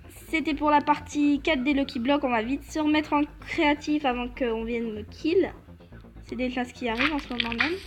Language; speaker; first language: French; native; French